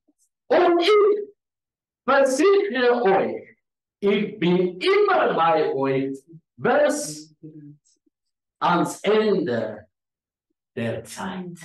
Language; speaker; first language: German; non-native, learner; Afrikaans